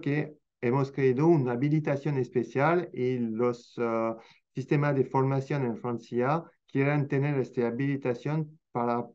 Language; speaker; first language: Spanish; non-native, fluent; French